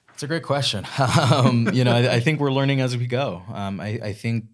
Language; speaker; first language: English; native; English